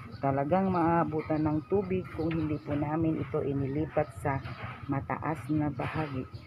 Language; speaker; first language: Filipino; non-native, local second language; Cebuano